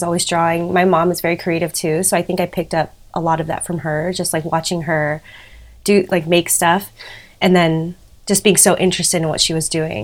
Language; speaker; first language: English; native; English